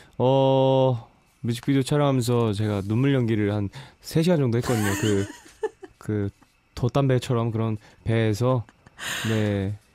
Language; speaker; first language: Korean; native; Korean